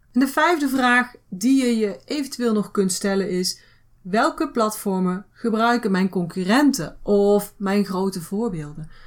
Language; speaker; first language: Dutch; native; Dutch